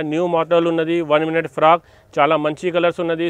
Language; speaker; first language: Hindi; non-native, local second language; Telugu